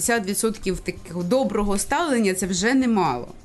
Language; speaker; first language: Ukrainian; native; Ukrainian